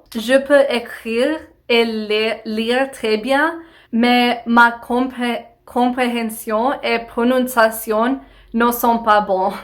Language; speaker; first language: French; non-native, learner; English